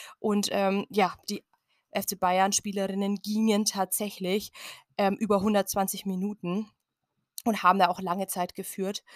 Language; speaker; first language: German; native; German